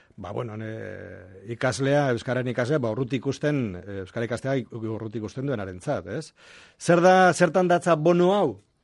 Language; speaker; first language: Basque; non-native, local second language; Spanish